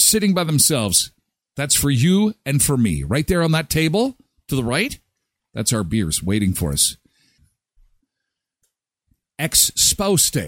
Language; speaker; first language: English; native; English